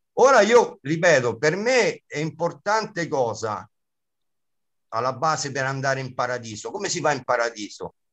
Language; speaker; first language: Italian; native; Italian